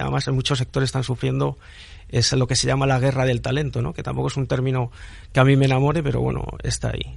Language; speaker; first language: Spanish; native; Spanish